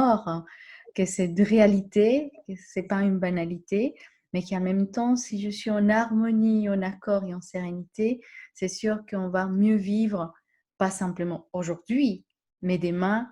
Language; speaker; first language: French; non-native, fluent; Spanish